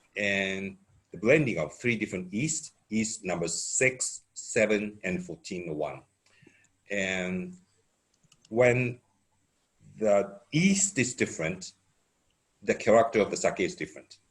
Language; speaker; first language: English; non-native, fluent; Japanese